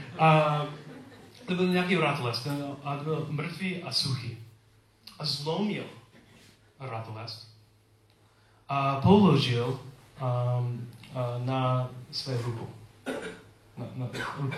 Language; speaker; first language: Czech; non-native, learner; English